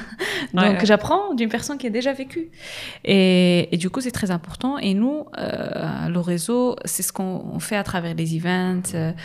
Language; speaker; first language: French; non-native, local second language; Arabic